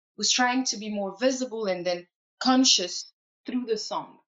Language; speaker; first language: English; non-native, fluent; French